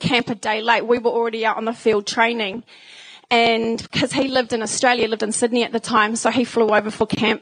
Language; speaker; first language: English; native; English